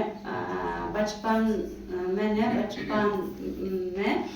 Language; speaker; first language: Hindi; non-native, fluent; Uzbek